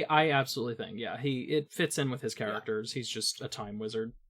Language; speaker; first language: English; native; English